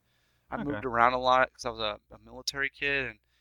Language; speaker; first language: English; native; English